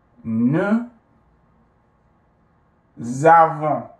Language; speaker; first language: French; non-native, fluent; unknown